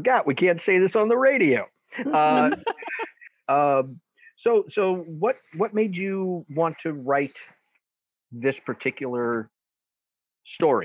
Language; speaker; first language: English; native; English